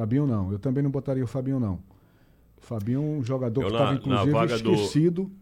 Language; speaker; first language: Portuguese; native; Portuguese